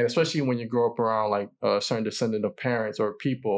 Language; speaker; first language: English; native; English